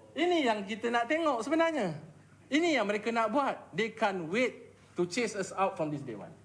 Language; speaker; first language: Malay; native; Malay